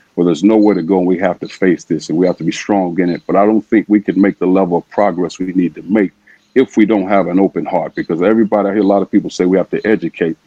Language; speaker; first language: English; native; English